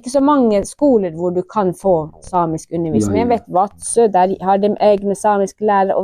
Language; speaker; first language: Norwegian; non-native, local second language; Northern Sami